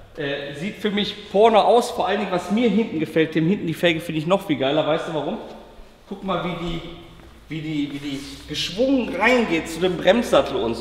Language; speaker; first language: German; native; German